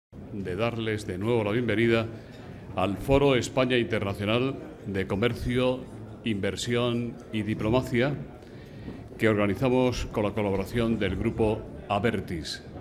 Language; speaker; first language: Spanish; native; Spanish